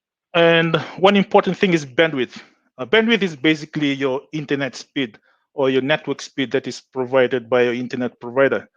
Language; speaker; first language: English; non-native, local second language; Fijian